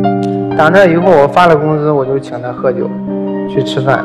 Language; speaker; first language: Chinese; native; Chinese